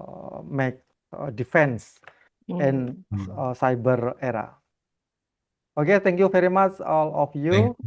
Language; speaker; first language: English; non-native, learner; Indonesian